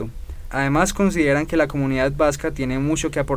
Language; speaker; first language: Spanish; native; Spanish